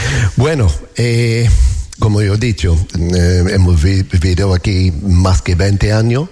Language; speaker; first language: Spanish; non-native, learner; English